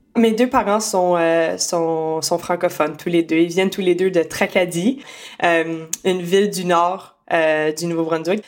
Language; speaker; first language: French; native; French